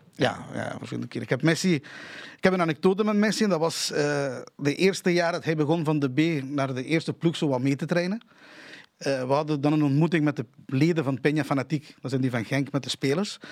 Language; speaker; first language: Dutch; non-native, fluent; Catalan